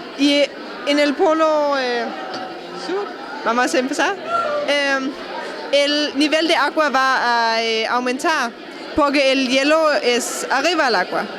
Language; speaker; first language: Spanish; non-native, learner; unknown